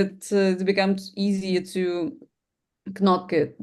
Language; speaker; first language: English; non-native, learner; Russian